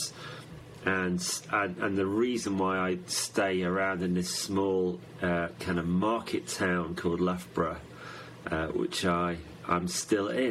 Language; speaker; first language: English; native; English